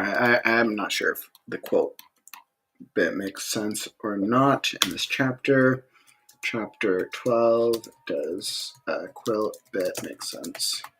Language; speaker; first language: English; native; English